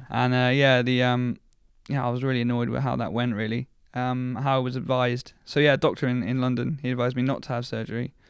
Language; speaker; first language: English; native; English